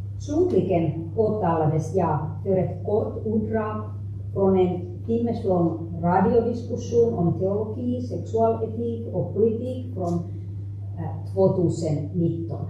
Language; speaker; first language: Swedish; non-native, local second language; Finnish